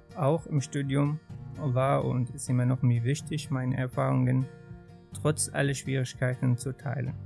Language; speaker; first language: German; non-native, fluent; Arabic